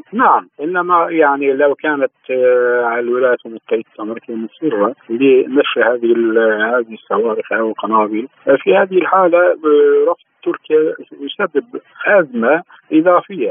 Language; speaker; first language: Arabic; non-native, fluent; Turkish